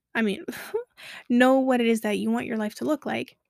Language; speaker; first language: English; early bilingual, other home language; Kabuverdianu